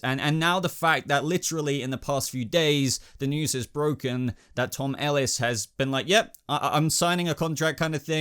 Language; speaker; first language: English; native; English